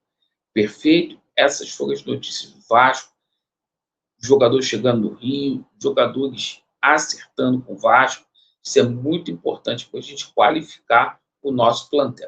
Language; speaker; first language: Portuguese; native; Portuguese